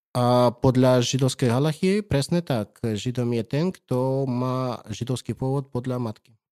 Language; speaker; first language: Slovak; non-native, fluent; Russian